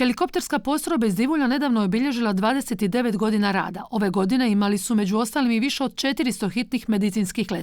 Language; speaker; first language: Croatian; native; Croatian